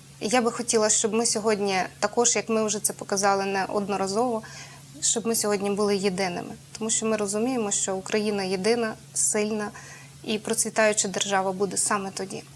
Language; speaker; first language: Ukrainian; native; Ukrainian